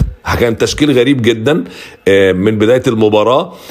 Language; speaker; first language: Arabic; native; Arabic